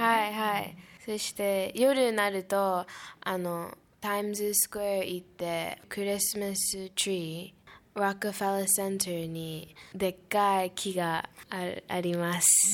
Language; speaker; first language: Japanese; early bilingual, heritage; Japanese